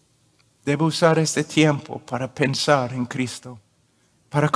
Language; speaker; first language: Spanish; non-native, fluent; English